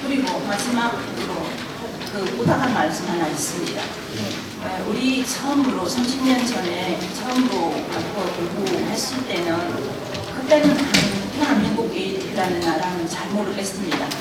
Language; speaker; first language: Korean; non-native, fluent; Vietnamese